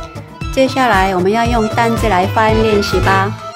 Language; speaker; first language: Chinese; non-native, fluent; Korean